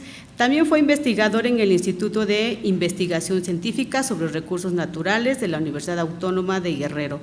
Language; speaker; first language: Spanish; non-native, local second language; Mixtepec Mixtec